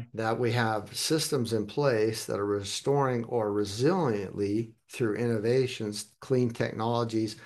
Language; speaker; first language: English; early bilingual, other home language; German